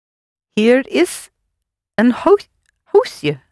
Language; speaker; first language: Dutch; non-native, learner; English